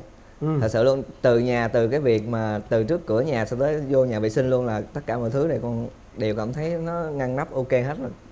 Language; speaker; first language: Vietnamese; native; Vietnamese